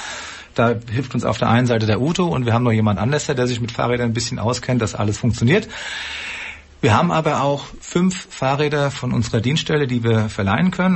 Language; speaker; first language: German; native; German